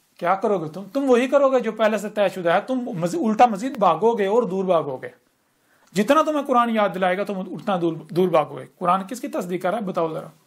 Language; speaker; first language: Urdu; native; Urdu